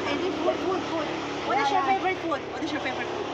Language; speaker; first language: English; non-native, learner; Filipino